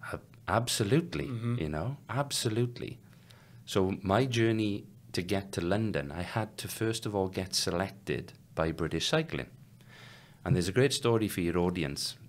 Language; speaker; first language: English; native; English